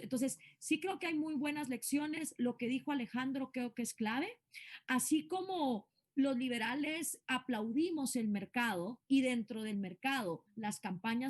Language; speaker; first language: Spanish; native; Spanish